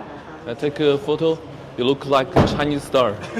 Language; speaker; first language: Chinese; native; Chinese